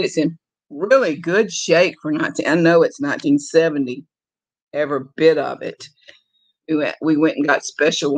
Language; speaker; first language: English; native; English